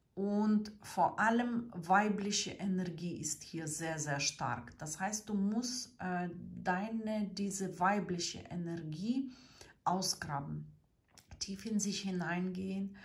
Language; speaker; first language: German; non-native, fluent; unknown